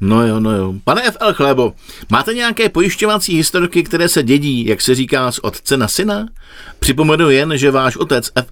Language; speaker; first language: Czech; native; Czech